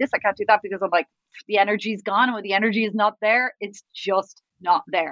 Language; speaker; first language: English; native; English